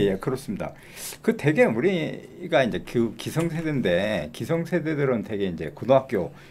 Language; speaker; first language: Korean; native; Korean